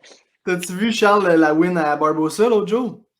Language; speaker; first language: French; native; French